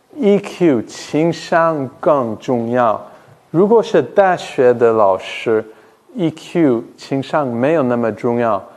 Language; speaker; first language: Chinese; non-native, fluent; English